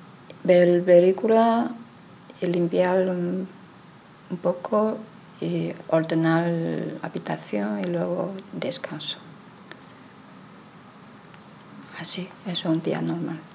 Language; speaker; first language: Spanish; non-native, learner; Chinese